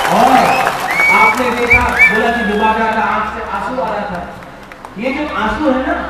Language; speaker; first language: Hindi; non-native, local second language; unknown